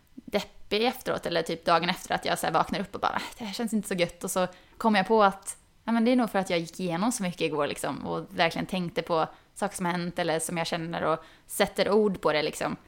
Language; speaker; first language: Swedish; native; Swedish